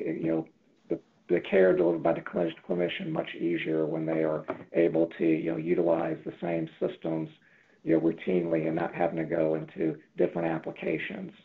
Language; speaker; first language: English; native; English